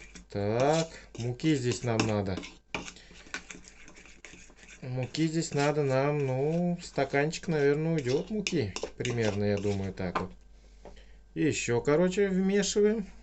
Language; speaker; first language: Russian; native; Russian